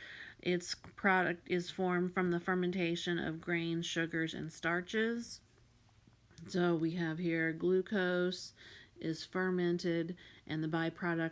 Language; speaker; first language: English; native; English